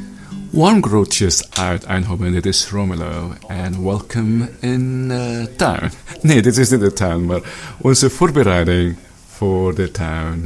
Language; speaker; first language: Dutch; non-native, learner; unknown